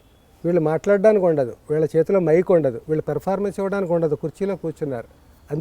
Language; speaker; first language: Telugu; native; Telugu